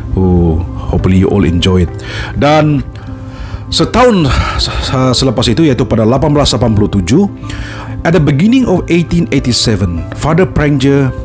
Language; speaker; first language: English; non-native, local second language; Malay